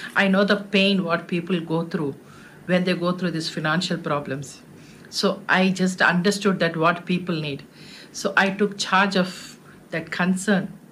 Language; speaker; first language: English; non-native, local second language; Telugu